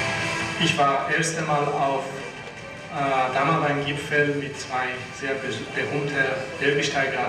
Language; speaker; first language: German; non-native, learner; Persian